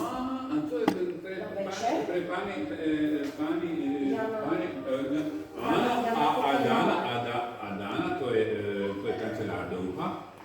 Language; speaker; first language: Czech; non-native, learner; Ukrainian